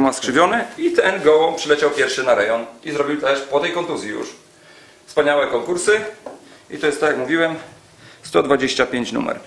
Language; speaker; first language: Polish; native; Polish